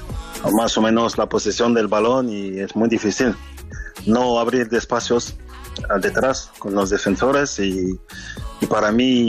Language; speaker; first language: Spanish; non-native, fluent; French